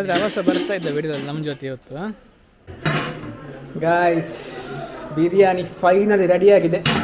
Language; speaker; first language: Kannada; non-native, local second language; Tulu